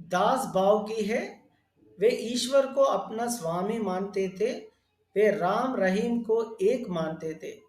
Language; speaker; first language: Hindi; non-native, local second language; Telugu